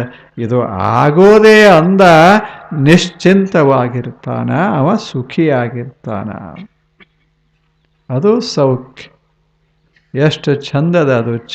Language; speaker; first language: Kannada; native; Kannada